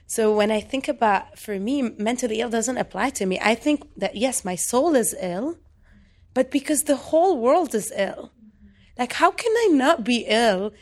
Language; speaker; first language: English; non-native, fluent; Arabic